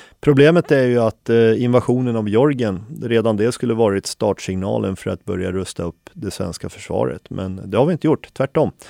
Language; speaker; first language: Swedish; early bilingual, other home language; Finnish